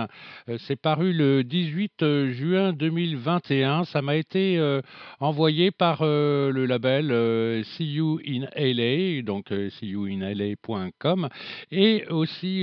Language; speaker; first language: French; native; French